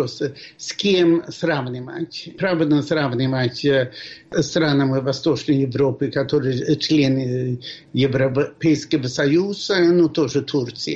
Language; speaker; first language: Russian; non-native, fluent; Swedish